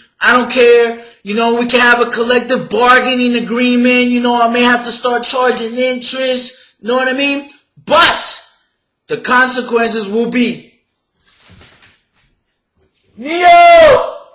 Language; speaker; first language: English; native; English